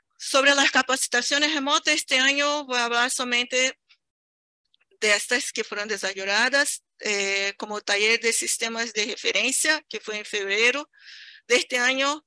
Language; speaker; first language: Spanish; non-native, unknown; Portuguese